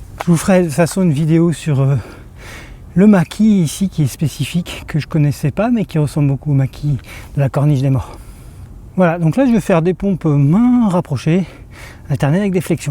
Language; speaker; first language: French; native; French